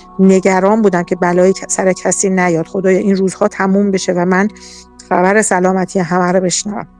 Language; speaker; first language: Persian; native; Persian